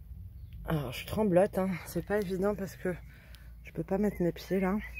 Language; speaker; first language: French; native; French